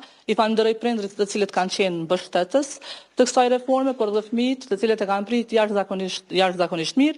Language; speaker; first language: Albanian; native; Albanian